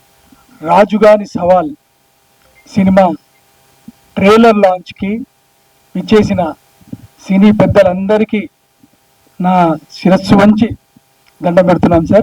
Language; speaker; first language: Telugu; native; Telugu